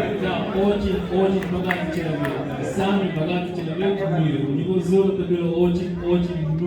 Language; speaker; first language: Russian; non-native, fluent; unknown